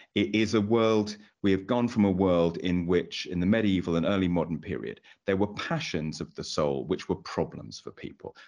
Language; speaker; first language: English; native; English